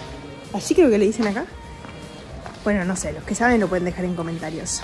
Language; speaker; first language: Spanish; native; Spanish